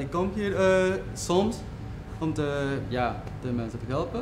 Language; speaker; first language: Dutch; non-native, learner; Spanish